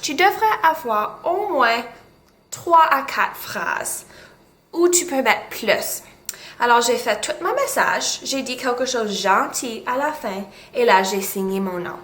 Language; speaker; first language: French; non-native, local second language; English